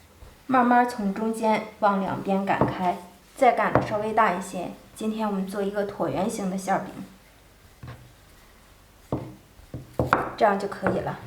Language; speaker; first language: Chinese; native; Chinese